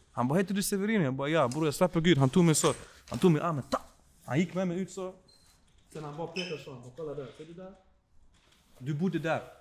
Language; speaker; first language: Swedish; early bilingual, other home language; Spanish